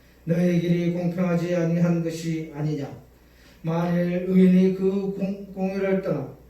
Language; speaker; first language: Korean; native; Korean